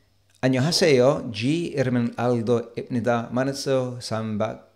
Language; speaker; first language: Korean; non-native, learner; English